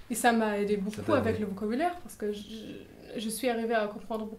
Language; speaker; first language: French; non-native, fluent; German